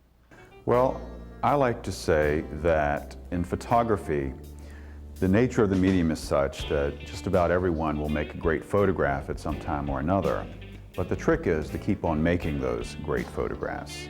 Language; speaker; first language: English; native; English